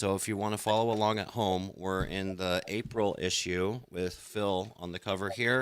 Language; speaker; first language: English; native; English